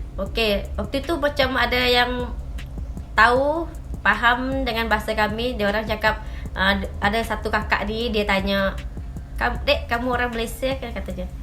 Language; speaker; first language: Malay; native; Malay